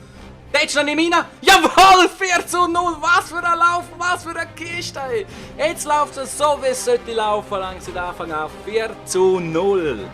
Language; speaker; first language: German; native; German